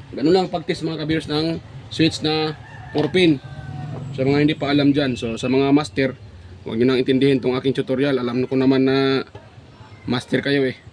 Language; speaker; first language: Filipino; non-native, local second language; Cebuano